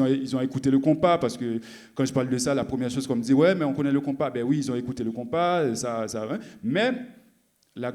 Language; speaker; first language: French; non-native, local second language; Haitian Creole